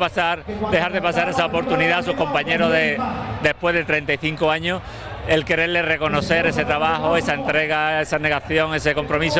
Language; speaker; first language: Spanish; native; Spanish